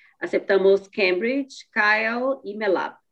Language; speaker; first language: Spanish; non-native, learner; Portuguese